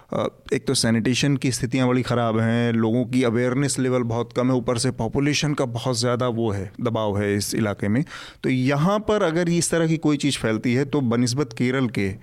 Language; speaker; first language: Hindi; native; Hindi